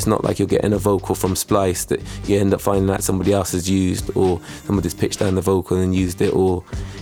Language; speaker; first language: English; native; English